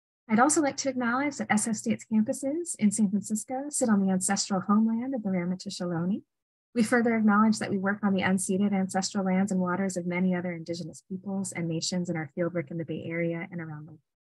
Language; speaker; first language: English; native; English